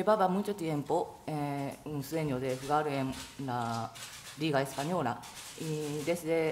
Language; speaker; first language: Spanish; non-native, fluent; Japanese